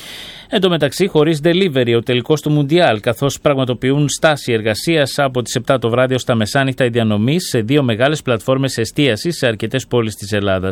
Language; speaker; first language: Greek; native; Greek